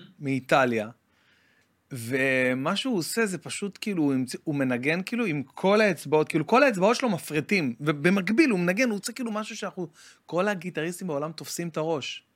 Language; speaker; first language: Hebrew; native; Hebrew